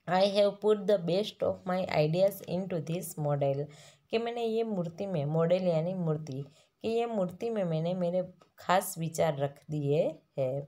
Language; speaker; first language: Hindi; non-native, local second language; Gujarati